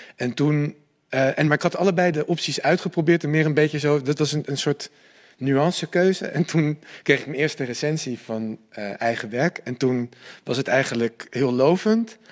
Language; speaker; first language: Dutch; native; Dutch